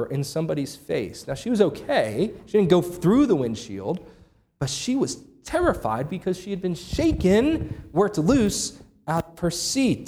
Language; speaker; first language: English; native; English